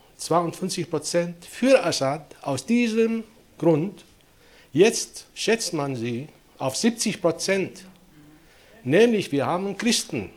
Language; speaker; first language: German; non-native, fluent; Arabic